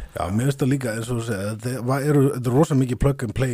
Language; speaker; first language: Icelandic; native; Icelandic